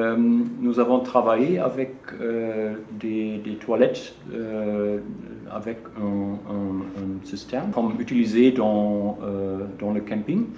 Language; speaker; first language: French; non-native, learner; German